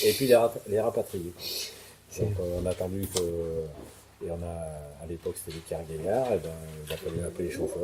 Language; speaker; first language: French; native; French